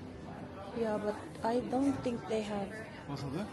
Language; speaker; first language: English; non-native, fluent; Filipino